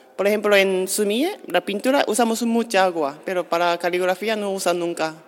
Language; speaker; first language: Spanish; non-native, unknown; Japanese